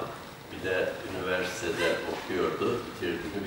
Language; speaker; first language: Turkish; native; Turkish